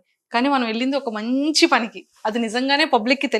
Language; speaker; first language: Telugu; native; Telugu